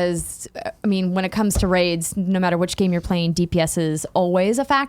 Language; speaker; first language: English; native; English